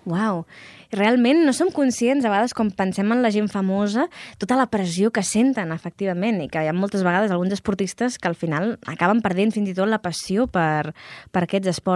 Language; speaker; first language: Catalan; native; Catalan